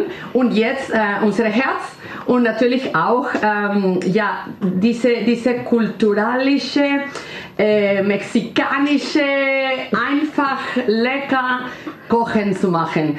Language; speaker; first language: German; non-native, learner; Spanish